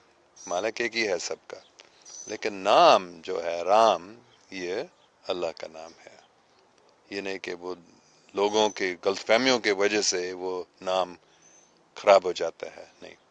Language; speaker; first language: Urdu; non-native, fluent; English